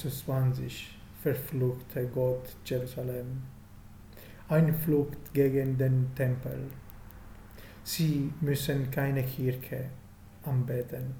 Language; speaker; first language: German; non-native, fluent; Italian